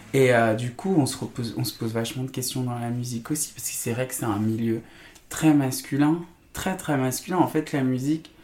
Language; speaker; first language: French; native; French